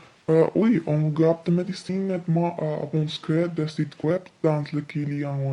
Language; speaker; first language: French; non-native, learner; Spanish